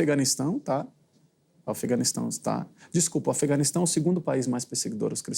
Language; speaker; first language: Portuguese; native; Portuguese